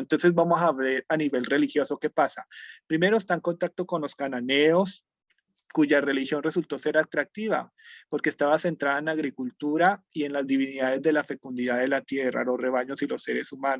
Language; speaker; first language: Spanish; native; Spanish